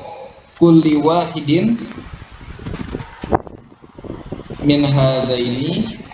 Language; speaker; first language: Arabic; non-native, fluent; Malay